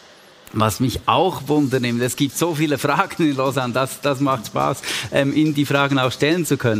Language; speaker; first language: German; native; German